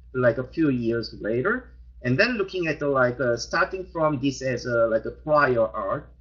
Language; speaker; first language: English; non-native, fluent; Korean